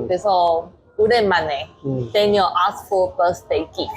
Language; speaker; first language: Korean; non-native, learner; Chinese